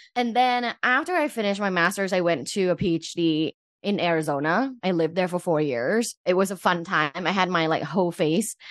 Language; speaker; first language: English; early bilingual, other home language; Thai